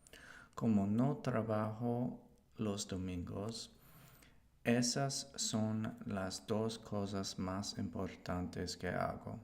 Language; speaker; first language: Spanish; non-native, learner; English